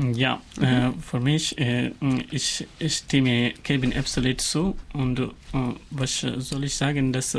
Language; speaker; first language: German; non-native, learner; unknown